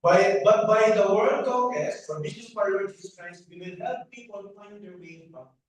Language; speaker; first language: English; non-native, local second language; Filipino